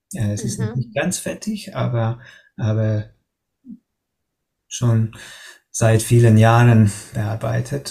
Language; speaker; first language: German; non-native, learner; Hungarian